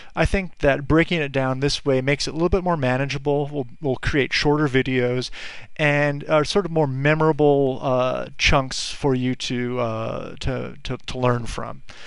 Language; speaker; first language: English; native; English